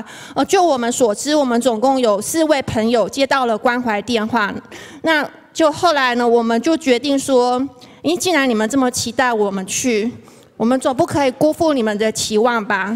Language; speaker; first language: Chinese; native; Chinese